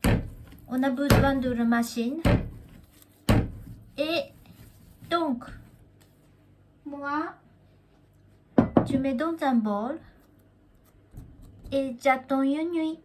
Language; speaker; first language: French; non-native, learner; Japanese